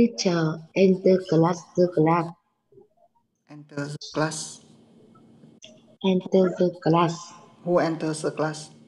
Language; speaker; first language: English; non-native, learner; Vietnamese